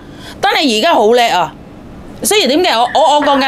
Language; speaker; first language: Cantonese; non-native, fluent; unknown